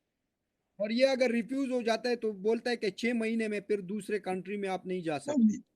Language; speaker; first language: Hindi; non-native, local second language; Pashto